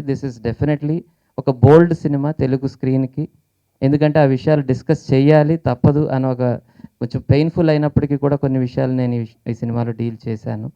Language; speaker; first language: Telugu; native; Telugu